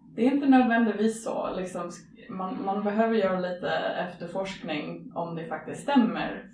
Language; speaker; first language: Swedish; non-native, fluent; English